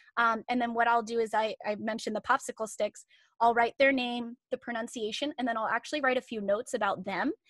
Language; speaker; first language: English; native; English